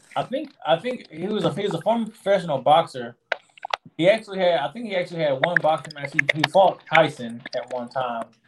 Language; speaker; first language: English; native; English